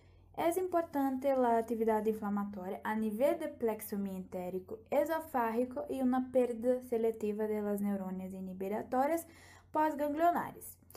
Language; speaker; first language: Portuguese; non-native, learner; Spanish